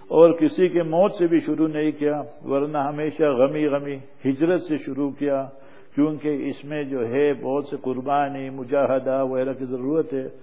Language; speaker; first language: Urdu; non-native, fluent; English